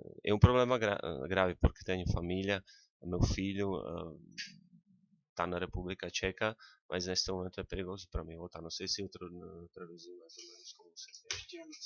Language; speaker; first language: Portuguese; non-native, fluent; Czech